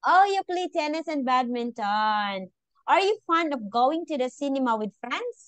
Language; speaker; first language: English; non-native, local second language; Filipino